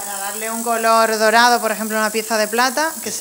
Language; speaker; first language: Spanish; native; Spanish